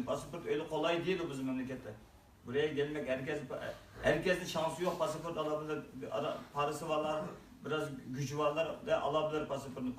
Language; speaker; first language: Turkish; non-native, learner; Uyghur